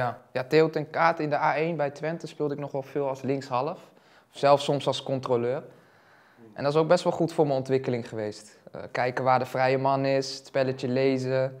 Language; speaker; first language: Dutch; native; Dutch